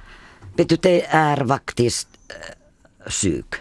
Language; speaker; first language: Swedish; non-native, fluent; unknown